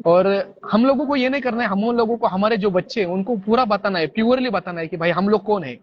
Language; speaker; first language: Hindi; non-native, local second language; Marathi